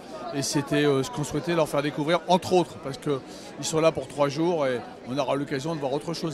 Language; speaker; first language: French; native; French